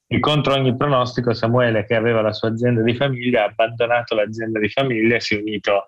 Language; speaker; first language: Italian; native; Italian